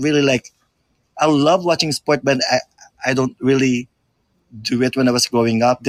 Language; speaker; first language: English; non-native, local second language; Filipino